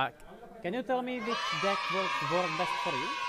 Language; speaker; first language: English; non-native, fluent; Czech